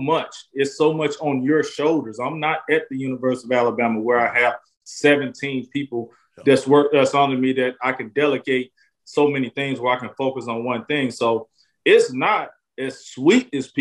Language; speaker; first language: English; native; English